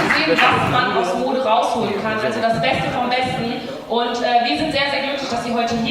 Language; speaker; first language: German; early bilingual, other home language; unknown